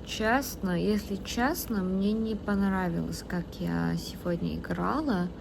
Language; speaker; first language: Russian; non-native, fluent; Korean